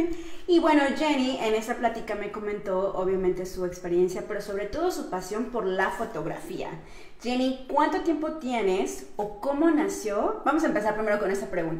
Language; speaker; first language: Spanish; native; Spanish